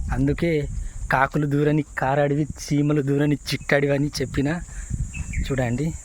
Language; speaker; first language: Telugu; non-native, local second language; Gondi